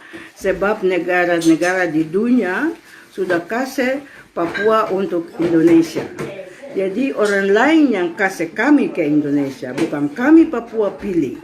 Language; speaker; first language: Indonesian; non-native, local second language; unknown